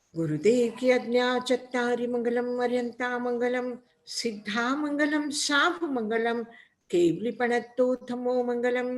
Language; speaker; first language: Hindi; non-native, local second language; Gujarati